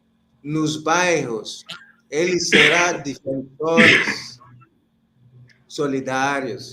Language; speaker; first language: Portuguese; non-native, fluent; Igbo